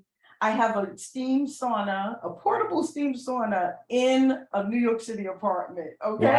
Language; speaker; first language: English; native; English